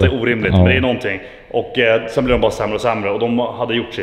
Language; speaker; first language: Swedish; native; Swedish